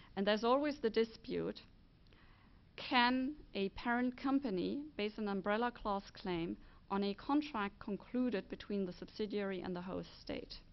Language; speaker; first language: English; non-native, fluent; German